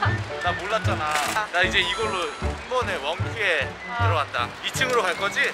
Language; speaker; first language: Korean; native; Korean